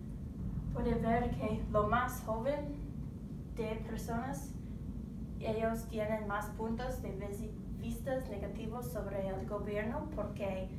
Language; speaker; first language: Spanish; non-native, learner; English